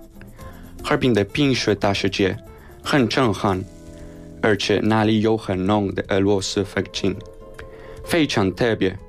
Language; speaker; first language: Chinese; non-native, fluent; Spanish